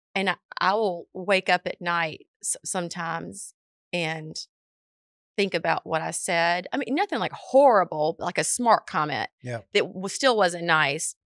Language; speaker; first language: English; native; English